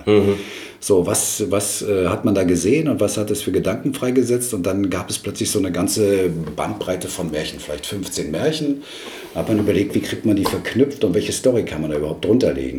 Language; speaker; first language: German; native; German